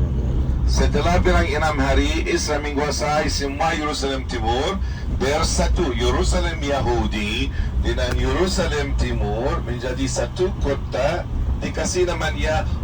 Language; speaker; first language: Indonesian; non-native, fluent; Arabic